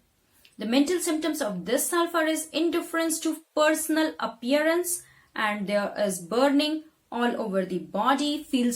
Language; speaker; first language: English; non-native, local second language; Hindi